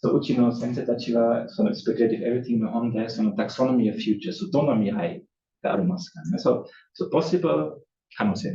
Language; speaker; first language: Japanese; non-native, learner; German